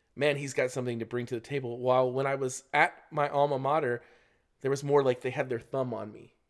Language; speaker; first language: English; native; English